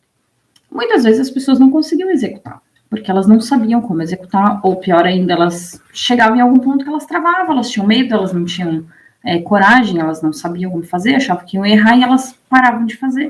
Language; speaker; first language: Portuguese; native; Portuguese